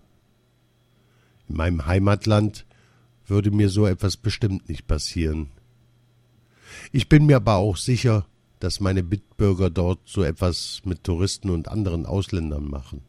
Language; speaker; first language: German; early bilingual, other home language; Arabic